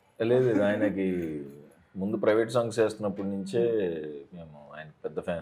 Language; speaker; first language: Telugu; native; Telugu